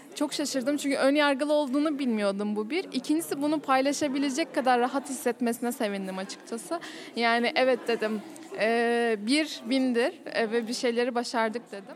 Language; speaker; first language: Turkish; native; Turkish